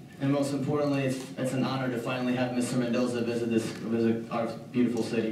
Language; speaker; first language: English; native; English